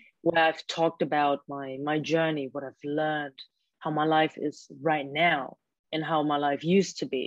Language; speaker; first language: English; non-native, fluent; German